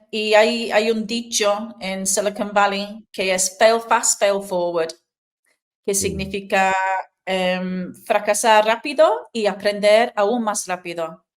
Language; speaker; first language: Spanish; non-native, fluent; English